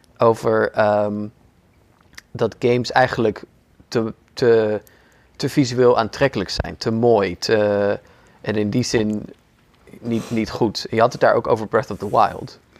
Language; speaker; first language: Dutch; native; Dutch